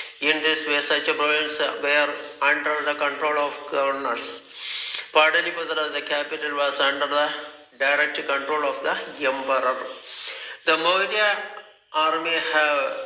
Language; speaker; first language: English; non-native, local second language; Malayalam